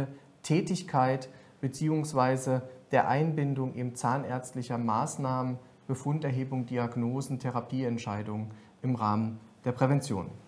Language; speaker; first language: German; native; German